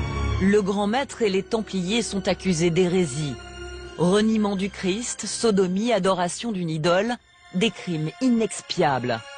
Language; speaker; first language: French; native; French